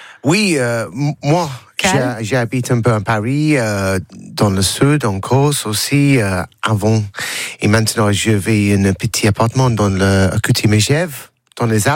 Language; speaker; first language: French; non-native, learner; English